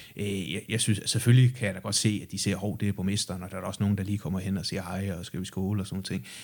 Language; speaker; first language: Danish; native; Danish